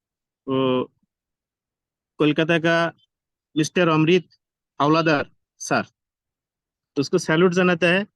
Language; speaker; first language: Hindi; non-native, learner; Bangla